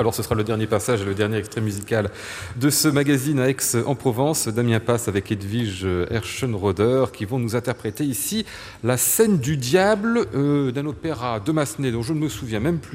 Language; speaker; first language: French; native; French